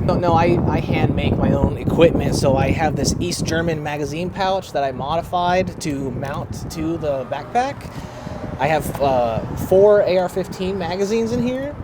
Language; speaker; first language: English; native; English